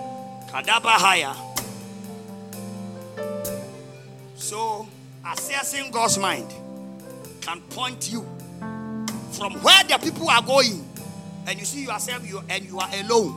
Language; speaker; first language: English; non-native, local second language; Akan